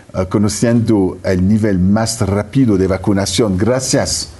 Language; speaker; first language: Spanish; non-native, fluent; French